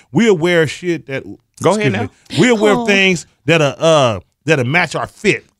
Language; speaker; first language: English; native; English